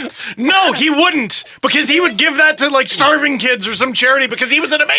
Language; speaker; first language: English; native; English